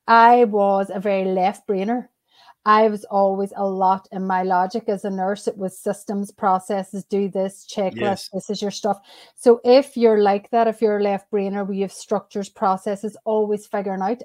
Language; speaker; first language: English; native; English